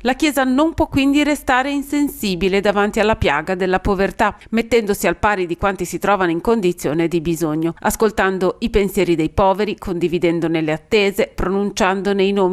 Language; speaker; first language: Italian; native; Italian